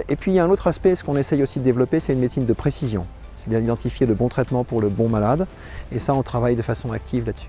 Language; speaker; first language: French; native; French